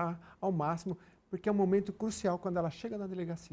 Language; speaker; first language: Portuguese; native; Portuguese